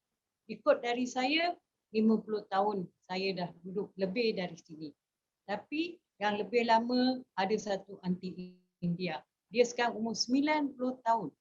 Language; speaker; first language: Malay; native; Malay